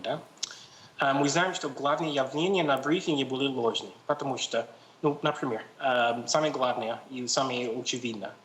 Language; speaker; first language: Russian; non-native, learner; English